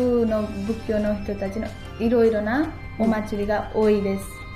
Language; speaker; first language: Japanese; non-native, learner; Nepali